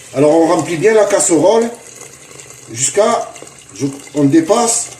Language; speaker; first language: French; non-native, local second language; Arabic